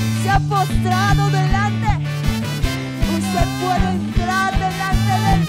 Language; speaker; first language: Spanish; native; Spanish